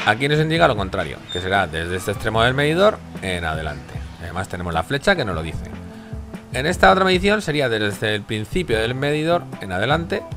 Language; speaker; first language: Spanish; native; Spanish